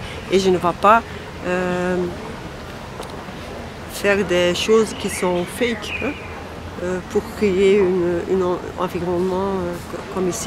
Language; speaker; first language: French; non-native, local second language; Dutch